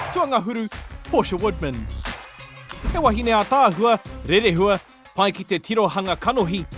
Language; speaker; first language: Māori; non-native, local second language; English